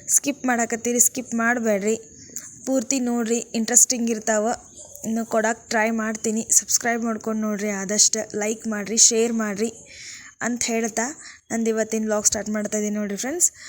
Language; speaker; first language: Kannada; native; Kannada